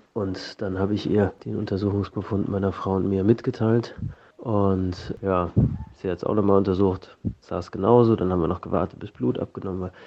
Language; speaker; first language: German; native; German